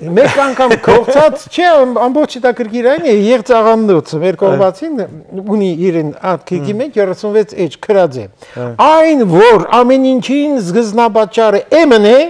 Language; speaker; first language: Armenian; early bilingual, heritage; Armenian